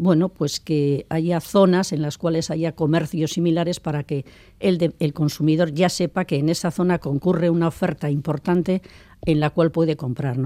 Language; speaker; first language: Spanish; native; Spanish